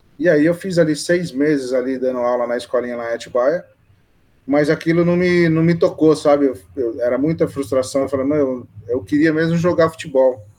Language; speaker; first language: Portuguese; native; Portuguese